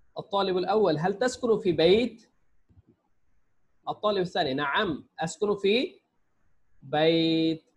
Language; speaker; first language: Arabic; non-native, fluent; Bangla